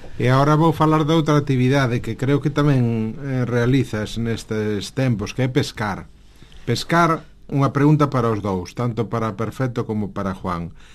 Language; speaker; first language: Galician; native; Galician